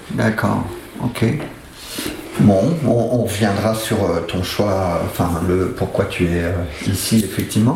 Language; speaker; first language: French; native; French